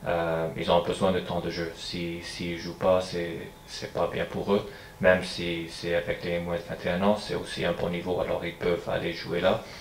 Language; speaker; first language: French; non-native, fluent; English